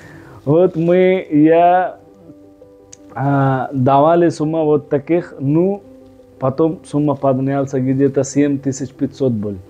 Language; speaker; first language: Russian; non-native, learner; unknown